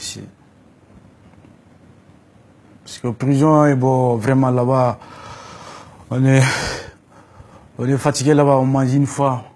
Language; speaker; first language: French; non-native, learner; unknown